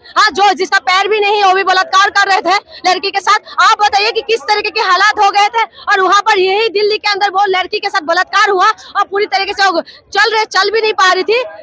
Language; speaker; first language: Hindi; non-native, local second language; Assamese